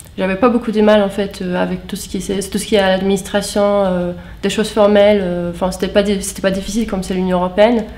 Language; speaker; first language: French; non-native, fluent; Polish